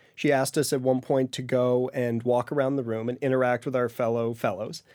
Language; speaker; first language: English; native; English